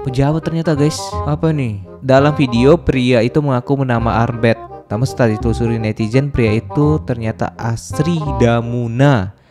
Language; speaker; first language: Indonesian; native; Indonesian